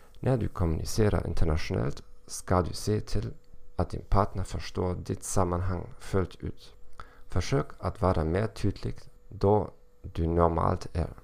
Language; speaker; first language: Swedish; non-native, learner; German